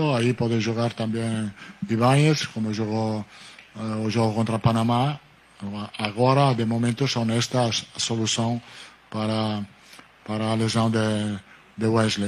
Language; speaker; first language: Portuguese; non-native, learner; Italian